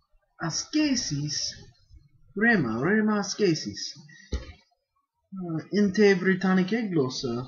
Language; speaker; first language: Greek; non-native, fluent; English